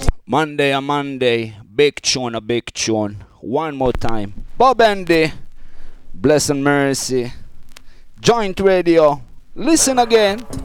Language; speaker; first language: English; non-native, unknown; Hebrew